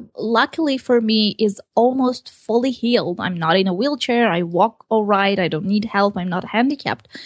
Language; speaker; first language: English; early bilingual, other home language; Hebrew